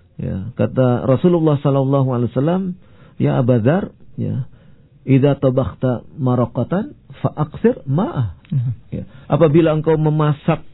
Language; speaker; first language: Indonesian; native; Indonesian